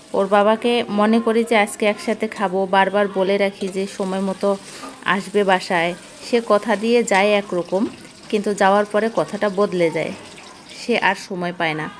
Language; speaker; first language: Bangla; native; Bangla